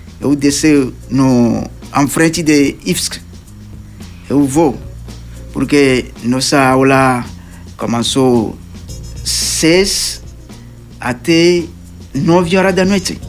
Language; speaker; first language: Portuguese; non-native, learner; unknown